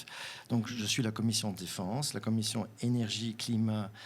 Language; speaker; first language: French; non-native, local second language; German